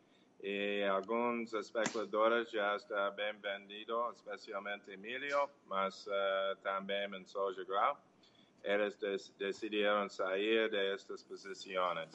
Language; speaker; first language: Portuguese; non-native, learner; English